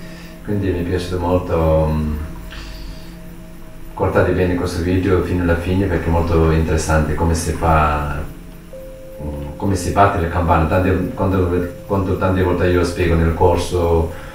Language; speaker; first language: Italian; non-native, learner; Tibetan